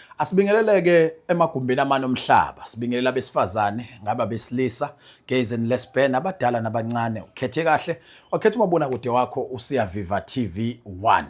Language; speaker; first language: Zulu; native; Zulu